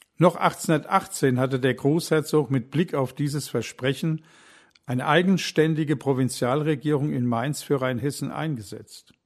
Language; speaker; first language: German; native; German